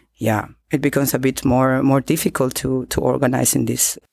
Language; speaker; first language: English; non-native, fluent; Spanish